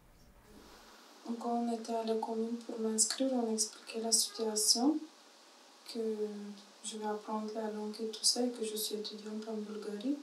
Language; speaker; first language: French; non-native, fluent; Turkish